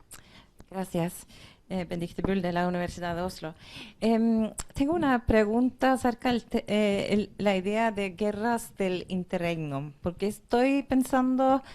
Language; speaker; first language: Spanish; non-native, fluent; Norwegian